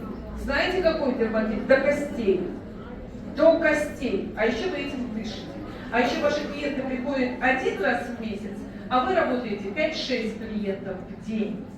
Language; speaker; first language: Russian; native; Russian